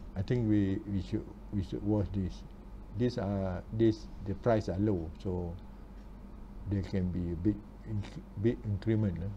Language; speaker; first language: English; non-native, local second language; Malay